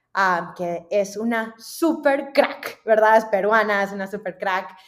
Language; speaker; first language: Spanish; early bilingual, heritage; Spanish